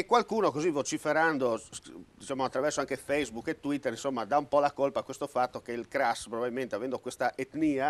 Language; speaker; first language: Italian; native; Italian